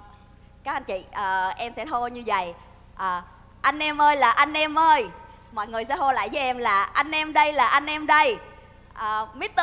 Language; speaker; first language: Vietnamese; native; Vietnamese